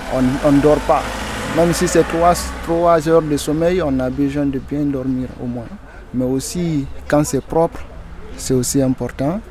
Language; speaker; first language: French; non-native, local second language; Susu